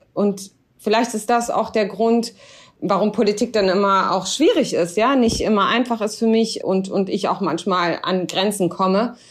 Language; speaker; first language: German; early bilingual, other home language; Arabic